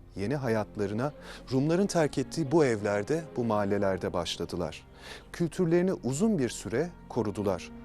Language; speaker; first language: Turkish; native; Turkish